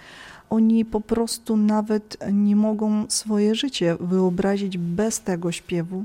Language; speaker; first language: Polish; early bilingual, heritage; Polish